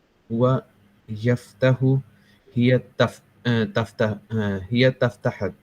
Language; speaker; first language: Arabic; non-native, learner; Urdu